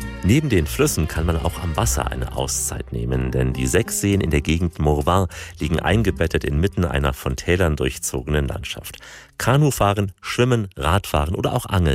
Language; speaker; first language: German; native; German